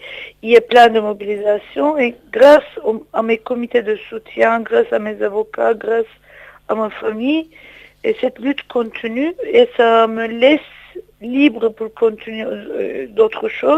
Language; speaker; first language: French; non-native, fluent; Turkish